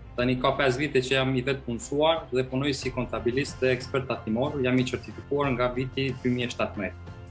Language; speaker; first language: Albanian; early bilingual, other home language; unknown